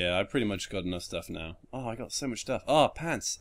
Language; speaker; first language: English; native; English